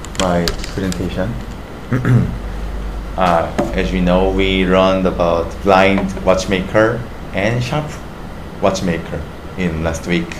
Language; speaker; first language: English; non-native, learner; Korean